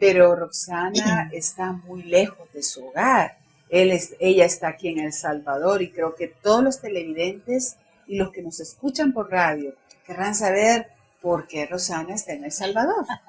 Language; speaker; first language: Spanish; native; Spanish